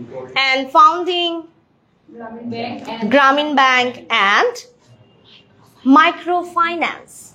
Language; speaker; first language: English; non-native, fluent; Bangla